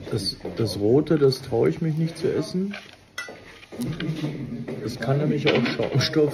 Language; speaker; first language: German; native; German